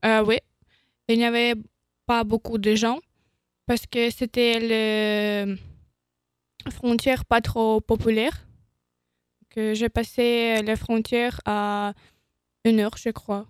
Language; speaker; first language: French; non-native, learner; Ukrainian